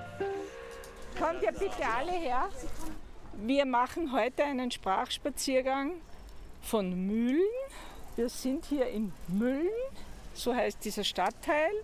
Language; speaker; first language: German; native; German